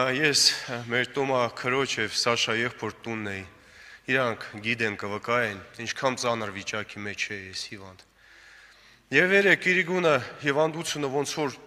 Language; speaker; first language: Armenian; non-native, local second language; Russian